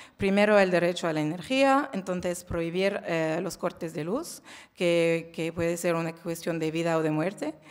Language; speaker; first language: Spanish; non-native, learner; French